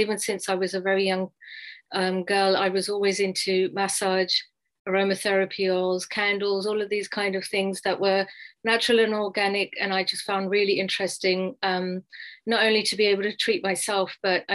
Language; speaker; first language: English; native; English